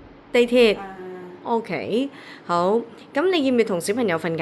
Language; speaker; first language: Chinese; non-native, local second language; Cantonese